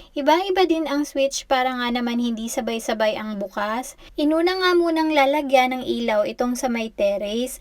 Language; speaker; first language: Filipino; native; Filipino